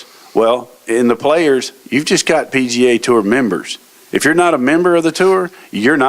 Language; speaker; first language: English; native; English